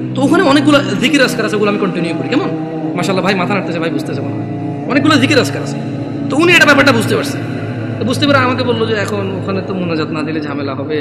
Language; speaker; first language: Bangla; early bilingual, heritage; Bangla